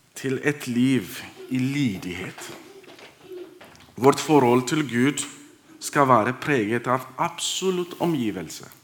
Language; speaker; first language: Norwegian; non-native, fluent; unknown